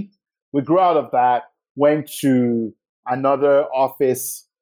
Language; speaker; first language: English; non-native, local second language; Yoruba